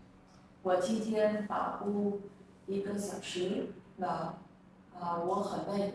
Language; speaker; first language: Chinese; non-native, learner; Vietnamese